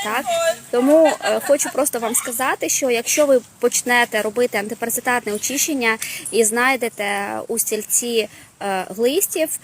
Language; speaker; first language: Ukrainian; non-native, local second language; Russian